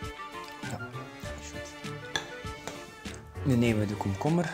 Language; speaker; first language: Dutch; native; Dutch